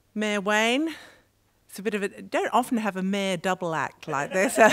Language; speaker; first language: English; native; English